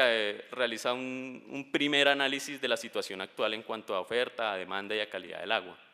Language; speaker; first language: Spanish; native; Spanish